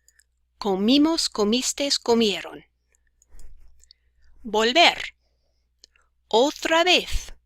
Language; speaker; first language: Spanish; non-native, fluent; English